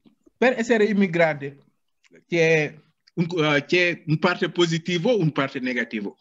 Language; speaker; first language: Italian; non-native, learner; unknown